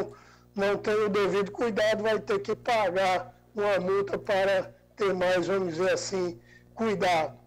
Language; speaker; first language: Portuguese; native; Portuguese